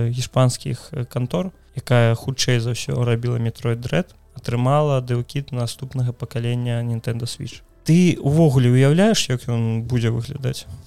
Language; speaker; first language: Belarusian; non-native, local second language; Russian